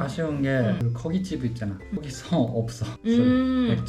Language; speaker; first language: Korean; non-native, learner; Japanese